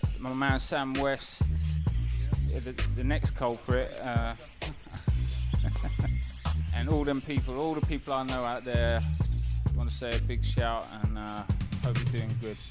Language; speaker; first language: English; native; English